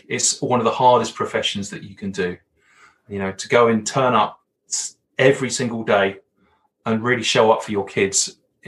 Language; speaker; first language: English; native; English